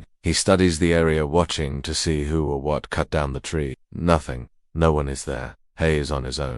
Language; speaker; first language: English; native; English